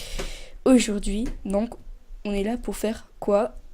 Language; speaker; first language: French; native; French